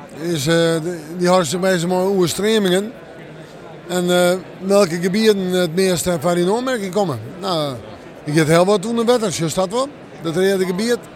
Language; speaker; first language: Dutch; non-native, local second language; Western Frisian